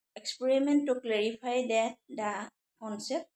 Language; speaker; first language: English; non-native, local second language; Assamese